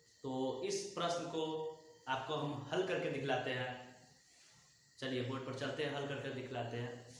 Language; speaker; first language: Hindi; native; Hindi